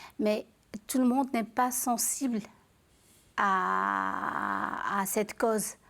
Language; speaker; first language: French; non-native, local second language; Arabic